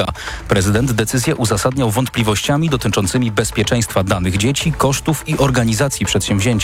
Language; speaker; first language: Polish; native; Polish